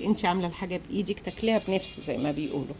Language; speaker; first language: Arabic; native; Arabic